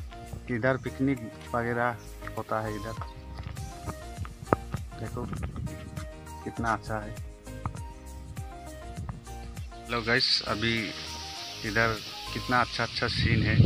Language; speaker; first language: Hindi; non-native, local second language; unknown